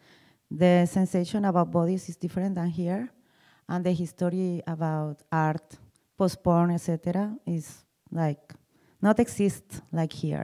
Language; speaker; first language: English; non-native, learner; Spanish